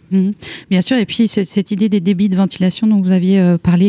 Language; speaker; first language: French; native; French